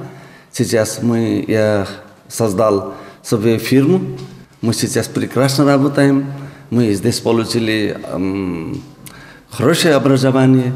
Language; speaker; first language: Russian; non-native, fluent; Nepali